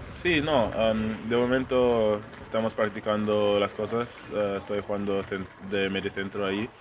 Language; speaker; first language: Spanish; non-native, fluent; English